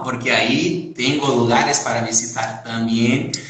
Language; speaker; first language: Spanish; non-native, fluent; Portuguese